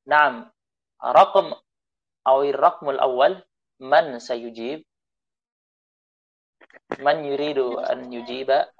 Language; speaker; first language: Arabic; non-native, fluent; Indonesian